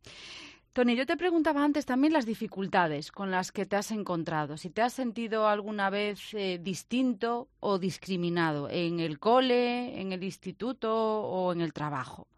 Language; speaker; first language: Spanish; native; Spanish